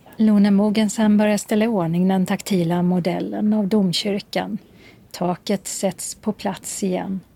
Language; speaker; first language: Swedish; native; Swedish